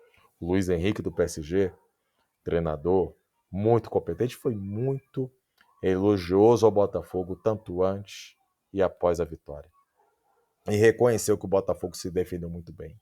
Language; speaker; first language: Portuguese; native; Portuguese